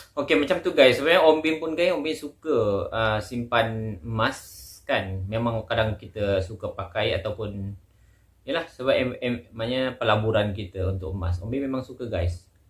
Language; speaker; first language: Malay; native; Malay